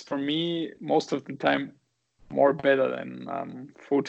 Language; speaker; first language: English; non-native, fluent; German